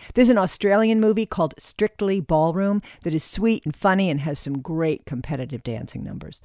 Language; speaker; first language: English; native; English